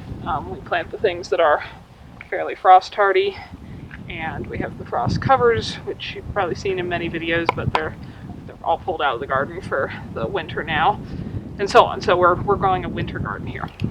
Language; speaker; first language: English; native; English